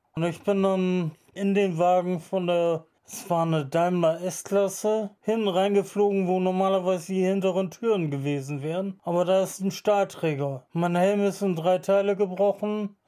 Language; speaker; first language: German; native; German